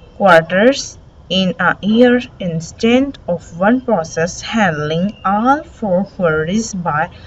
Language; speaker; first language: English; non-native, local second language; Urdu